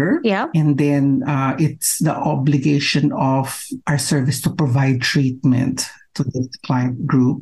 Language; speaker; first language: English; non-native, local second language; Filipino